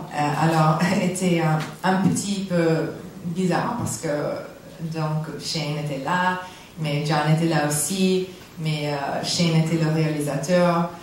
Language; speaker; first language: French; non-native, learner; English